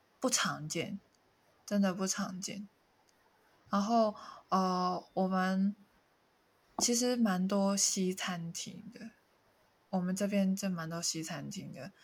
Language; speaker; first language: Chinese; non-native, local second language; Cantonese